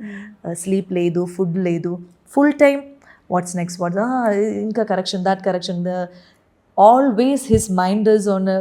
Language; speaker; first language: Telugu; non-native, learner; Malayalam